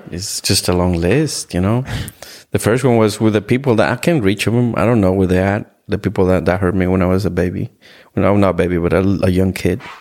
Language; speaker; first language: English; non-native, fluent; Spanish